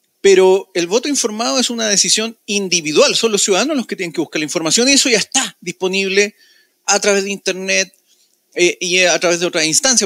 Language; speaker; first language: Spanish; native; Spanish